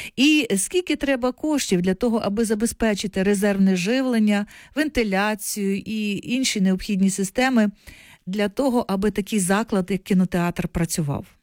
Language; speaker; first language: Ukrainian; native; Ukrainian